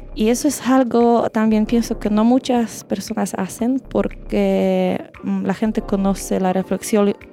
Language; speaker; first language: Spanish; non-native, fluent; Polish